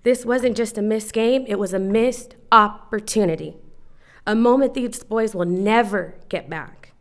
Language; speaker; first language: English; native; English